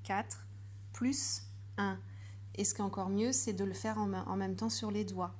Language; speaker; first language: French; native; French